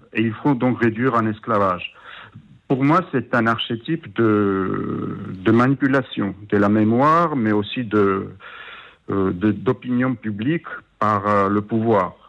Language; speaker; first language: French; non-native, fluent; Georgian